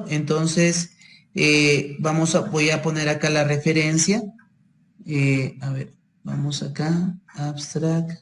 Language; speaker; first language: Spanish; native; Spanish